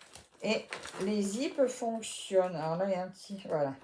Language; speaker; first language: French; native; French